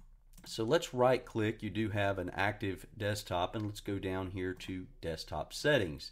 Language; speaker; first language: English; native; English